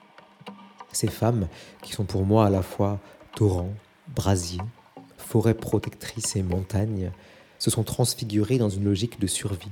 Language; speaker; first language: French; native; French